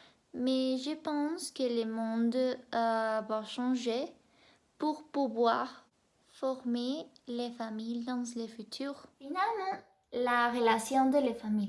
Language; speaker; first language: French; non-native, learner; Spanish